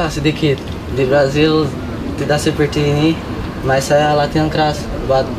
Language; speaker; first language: Indonesian; early bilingual, heritage; Portuguese